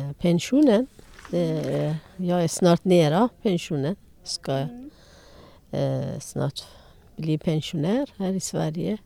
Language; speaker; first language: Swedish; non-native, learner; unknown